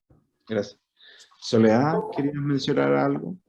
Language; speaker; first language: Spanish; native; Spanish